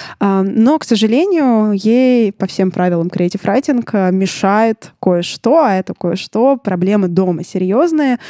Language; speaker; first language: Russian; native; Russian